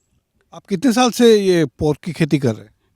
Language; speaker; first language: Hindi; native; Hindi